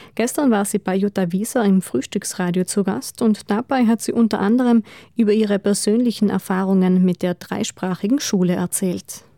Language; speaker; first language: German; native; German